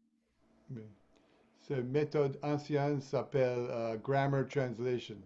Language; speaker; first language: French; non-native, fluent; English